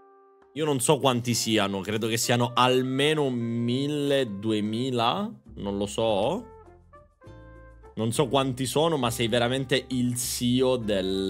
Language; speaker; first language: Italian; native; Italian